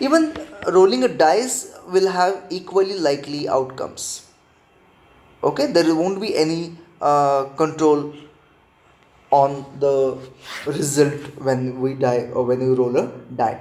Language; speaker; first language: English; non-native, local second language; Hindi